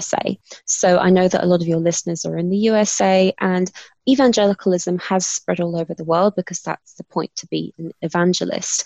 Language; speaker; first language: English; native; English